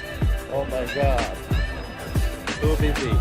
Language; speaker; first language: English; non-native, learner; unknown